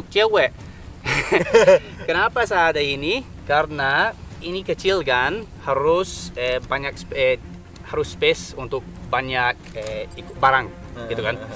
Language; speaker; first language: Indonesian; non-native, learner; English